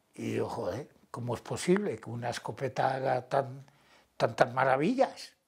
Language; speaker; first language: Spanish; native; Spanish